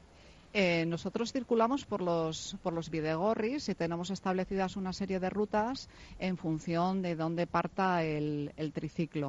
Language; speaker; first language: Spanish; native; Spanish